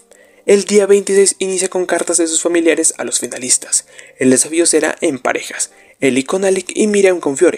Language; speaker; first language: Spanish; native; Spanish